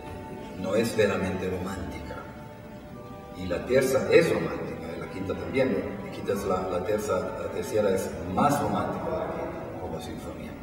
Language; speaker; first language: Spanish; non-native, fluent; Italian